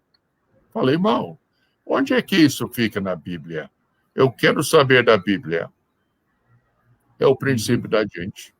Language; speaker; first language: Portuguese; non-native, fluent; English